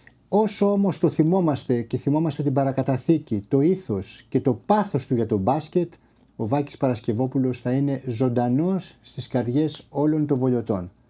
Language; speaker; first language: Greek; native; Greek